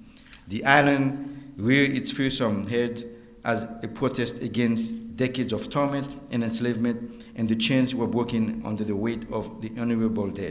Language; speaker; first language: English; non-native, fluent; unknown